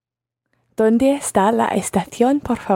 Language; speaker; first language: Spanish; non-native, learner; English